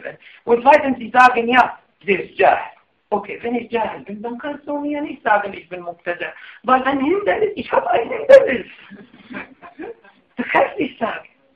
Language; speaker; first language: German; non-native, fluent; Arabic